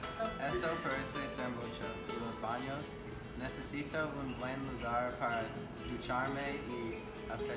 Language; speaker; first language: Spanish; non-native, learner; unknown